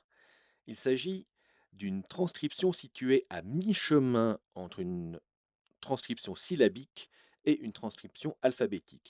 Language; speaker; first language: French; native; French